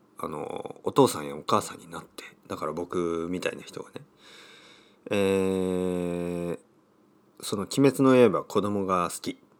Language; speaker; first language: Japanese; native; Japanese